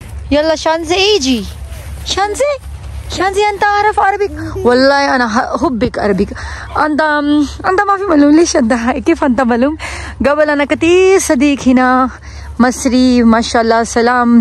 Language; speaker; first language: Arabic; non-native, learner; Urdu